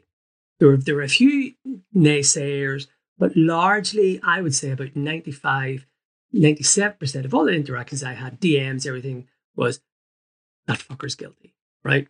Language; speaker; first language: English; native; English